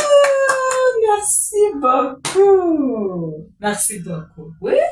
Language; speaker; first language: French; non-native, local second language; Kinyarwanda